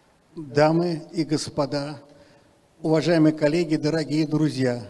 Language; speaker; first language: Russian; native; Russian